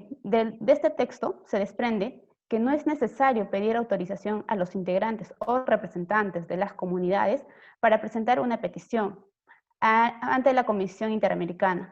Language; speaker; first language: Spanish; native; Spanish